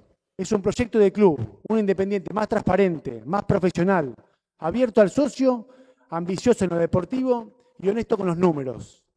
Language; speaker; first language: Spanish; native; Spanish